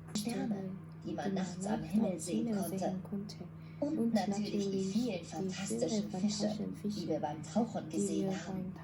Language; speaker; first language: German; non-native, fluent; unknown